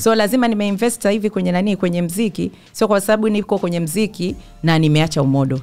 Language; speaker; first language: Swahili; native; Swahili